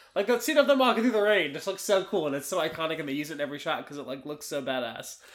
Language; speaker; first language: English; native; English